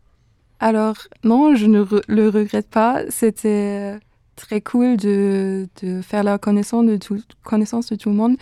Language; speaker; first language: French; non-native, fluent; German